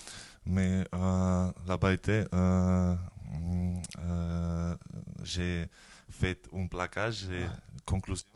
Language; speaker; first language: French; non-native, learner; Georgian